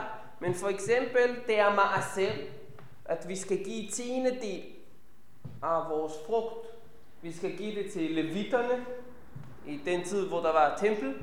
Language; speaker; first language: Danish; non-native, fluent; Hebrew